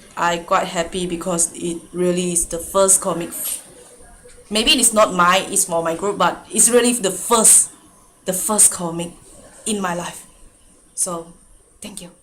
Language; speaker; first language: English; non-native, local second language; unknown